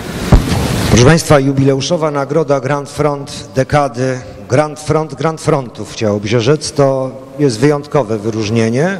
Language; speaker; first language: Polish; native; Polish